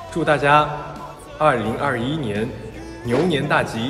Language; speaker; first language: Chinese; native; Chinese